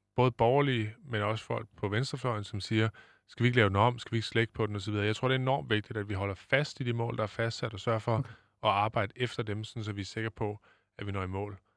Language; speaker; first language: Danish; native; Danish